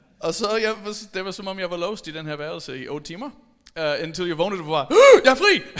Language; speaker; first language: Danish; non-native, fluent; English